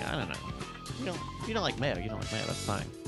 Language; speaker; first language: English; native; English